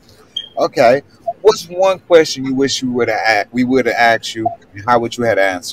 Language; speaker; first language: English; native; English